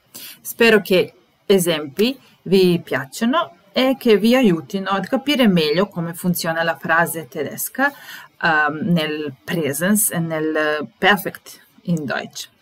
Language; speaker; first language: Italian; non-native, fluent; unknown